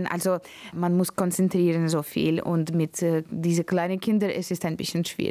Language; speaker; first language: German; non-native, fluent; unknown